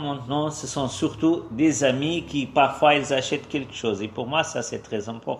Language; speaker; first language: French; non-native, fluent; Portuguese